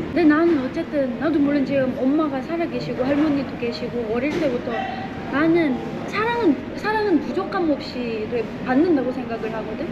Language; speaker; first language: Korean; non-native, fluent; Indonesian